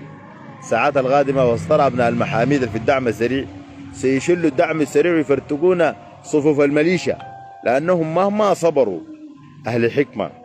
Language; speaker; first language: Arabic; native; Arabic